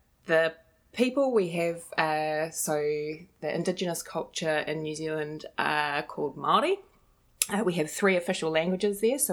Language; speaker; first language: English; native; English